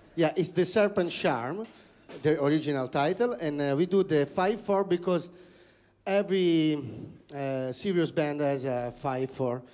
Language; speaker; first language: English; non-native, learner; Italian